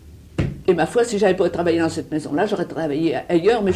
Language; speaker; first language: French; native; French